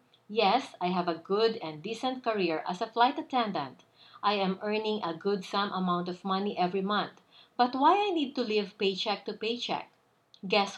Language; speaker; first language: English; non-native, local second language; Filipino